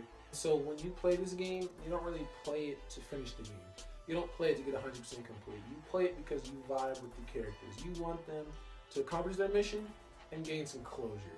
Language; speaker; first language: English; native; English